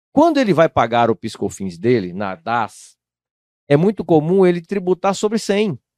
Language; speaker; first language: Portuguese; native; Portuguese